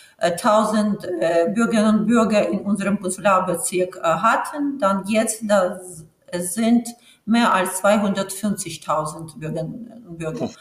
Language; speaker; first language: German; non-native, fluent; Ukrainian